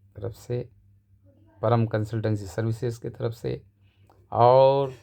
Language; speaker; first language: Hindi; non-native, local second language; Marathi